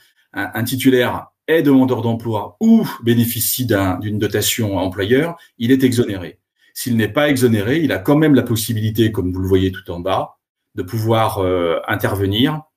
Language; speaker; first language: French; native; French